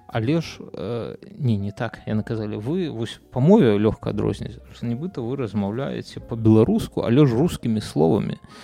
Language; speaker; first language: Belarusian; non-native, local second language; Russian